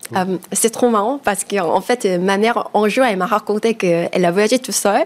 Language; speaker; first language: French; non-native, fluent; Korean